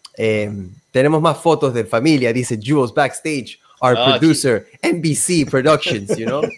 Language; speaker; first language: Spanish; native; Spanish